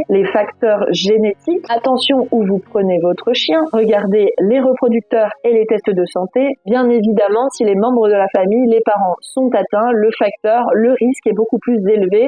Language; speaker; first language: French; native; French